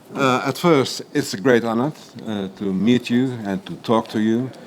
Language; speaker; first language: English; non-native, fluent; Dutch